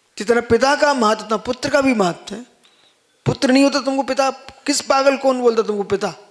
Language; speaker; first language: Hindi; native; Hindi